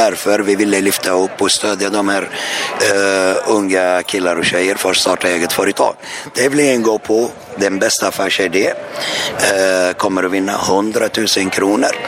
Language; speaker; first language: Swedish; non-native, fluent; Arabic